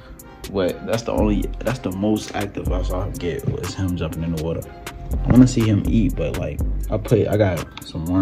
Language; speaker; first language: English; native; English